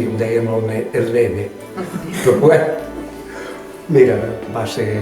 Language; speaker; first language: Catalan; native; Catalan